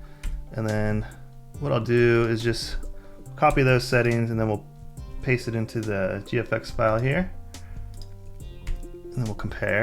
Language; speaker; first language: English; native; English